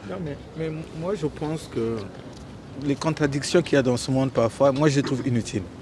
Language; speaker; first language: French; non-native, local second language; Lingala